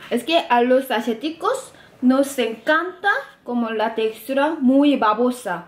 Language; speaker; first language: Spanish; non-native, fluent; Korean